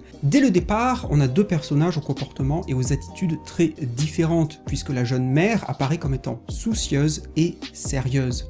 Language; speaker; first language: French; native; French